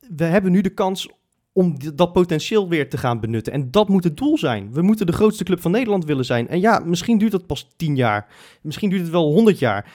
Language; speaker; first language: Dutch; native; Dutch